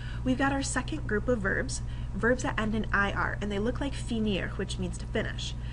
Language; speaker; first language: English; native; English